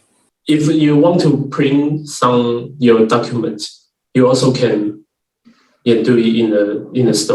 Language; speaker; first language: English; non-native, learner; Chinese